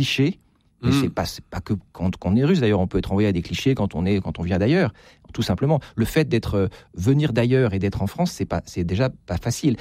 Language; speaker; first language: French; native; French